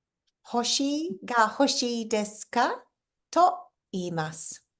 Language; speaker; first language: Japanese; non-native, fluent; English